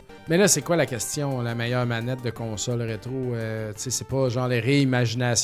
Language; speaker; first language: French; native; French